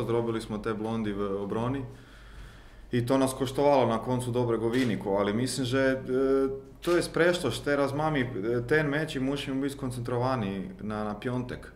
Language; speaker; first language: Polish; non-native, learner; Croatian